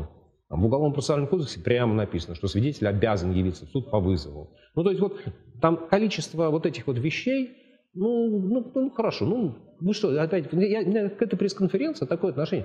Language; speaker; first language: Russian; native; Russian